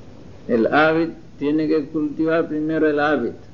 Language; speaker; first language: Spanish; non-native, fluent; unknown